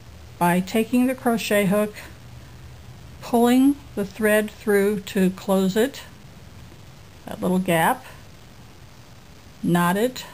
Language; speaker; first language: English; native; English